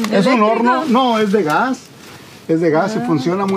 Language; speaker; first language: Spanish; native; Spanish